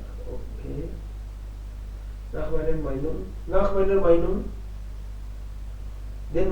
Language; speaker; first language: German; non-native, fluent; Hindi